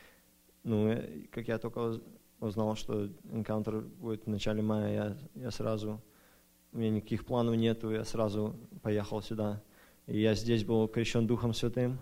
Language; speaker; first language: Russian; early bilingual, other home language; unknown